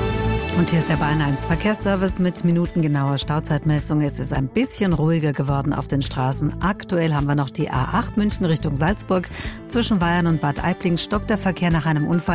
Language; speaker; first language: German; native; German